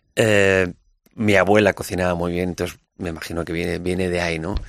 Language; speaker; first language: Spanish; native; Spanish